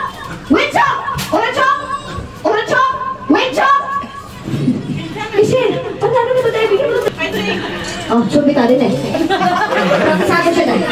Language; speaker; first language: Korean; non-native, learner; Filipino